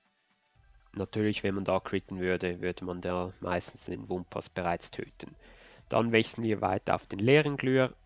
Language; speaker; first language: German; native; German